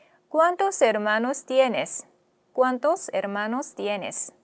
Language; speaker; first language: Spanish; non-native, fluent; Korean